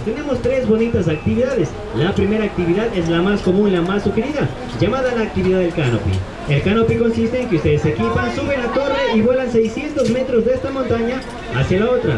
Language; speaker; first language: Spanish; native; Spanish